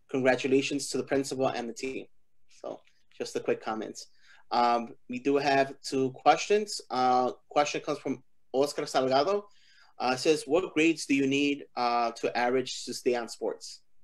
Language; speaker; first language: English; early bilingual, other home language; Spanish